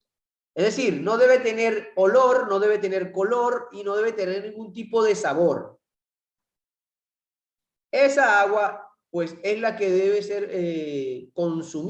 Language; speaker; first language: Spanish; native; Spanish